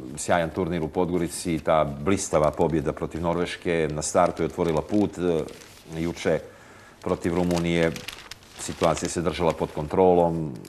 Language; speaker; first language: Croatian; native; Croatian